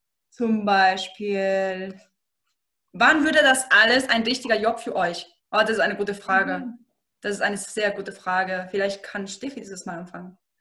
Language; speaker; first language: German; non-native, fluent; Spanish